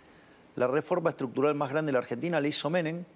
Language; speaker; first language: Spanish; native; Spanish